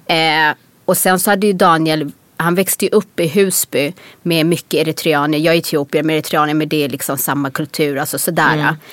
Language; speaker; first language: Swedish; native; Swedish